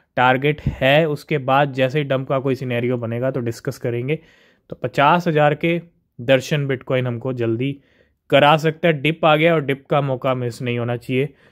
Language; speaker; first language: Hindi; native; Hindi